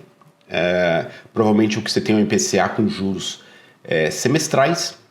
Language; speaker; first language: Portuguese; native; Portuguese